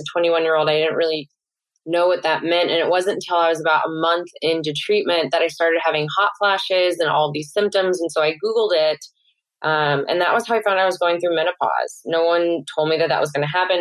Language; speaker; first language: English; native; English